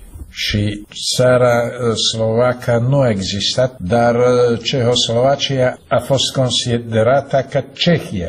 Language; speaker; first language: Romanian; non-native, fluent; Slovak